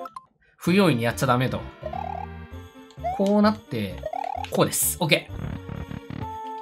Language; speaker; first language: Japanese; native; Japanese